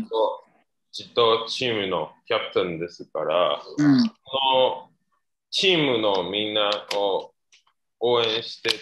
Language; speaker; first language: Japanese; non-native, learner; Chinese